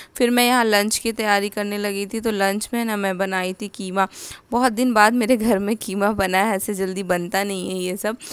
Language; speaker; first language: Hindi; native; Hindi